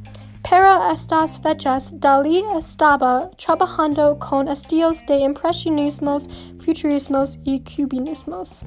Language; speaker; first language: Spanish; non-native, learner; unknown